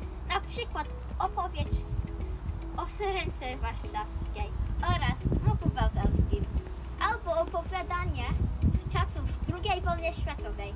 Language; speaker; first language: Polish; early bilingual, heritage; Polish